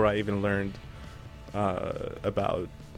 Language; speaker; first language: English; non-native, fluent; Persian